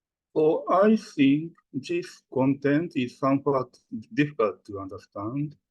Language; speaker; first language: English; non-native, fluent; Japanese